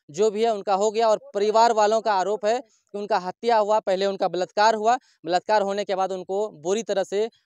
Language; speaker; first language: Hindi; native; Hindi